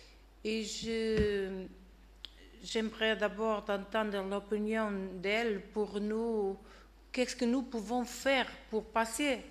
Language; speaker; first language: French; non-native, learner; Portuguese